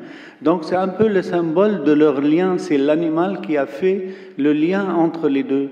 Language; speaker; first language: French; non-native, local second language; Arabic